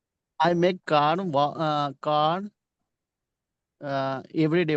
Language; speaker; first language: English; non-native, learner; Hindi